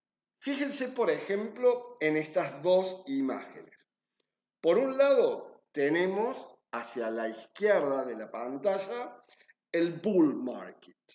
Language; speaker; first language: Spanish; native; Spanish